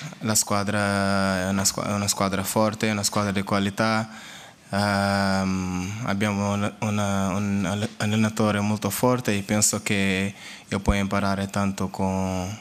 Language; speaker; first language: Italian; non-native, learner; Portuguese